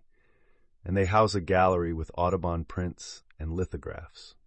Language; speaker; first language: English; native; English